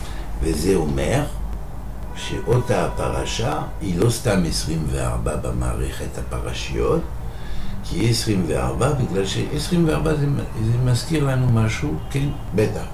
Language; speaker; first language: Hebrew; non-native, fluent; French